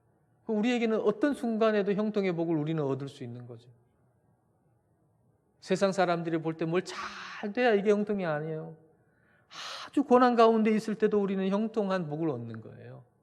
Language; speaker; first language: Korean; native; Korean